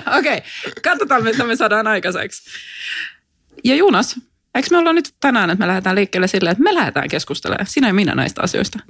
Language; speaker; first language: Finnish; non-native, local second language; Swedish